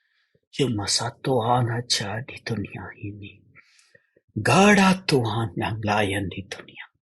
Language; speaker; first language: Indonesian; non-native, fluent; Hindi